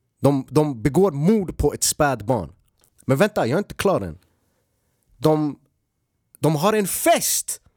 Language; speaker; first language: Swedish; early bilingual, other home language; Arabic